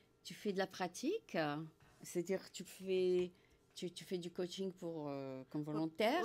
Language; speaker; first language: French; native; French